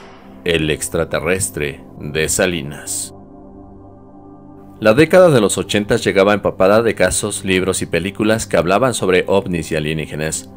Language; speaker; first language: Spanish; native; Spanish